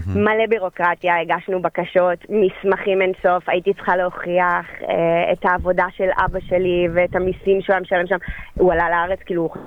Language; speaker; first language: Hebrew; early bilingual, other home language; English